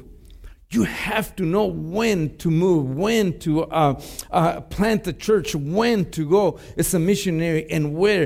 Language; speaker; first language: English; non-native, fluent; Spanish